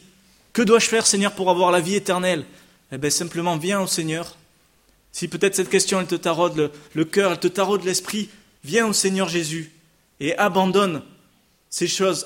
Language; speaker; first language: French; native; French